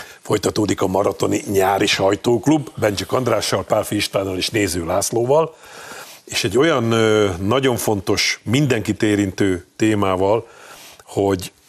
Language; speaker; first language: Hungarian; native; Hungarian